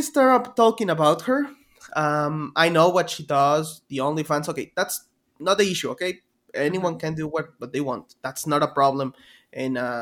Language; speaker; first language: English; non-native, fluent; Spanish